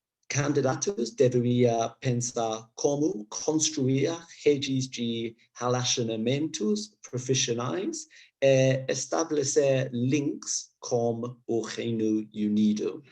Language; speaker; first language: Portuguese; non-native, learner; English